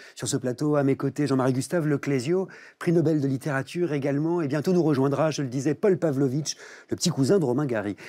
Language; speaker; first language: French; native; French